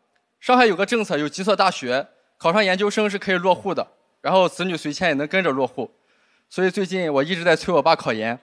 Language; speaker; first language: Chinese; native; Chinese